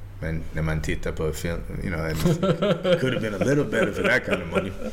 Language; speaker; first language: English; early bilingual, other home language; Krio